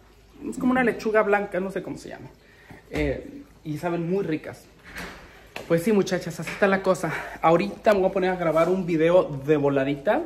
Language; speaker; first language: Spanish; native; Spanish